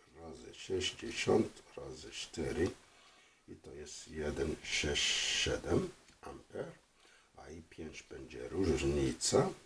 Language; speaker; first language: Polish; non-native, fluent; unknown